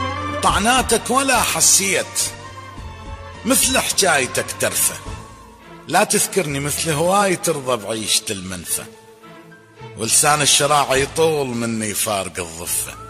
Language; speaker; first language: Arabic; native; Arabic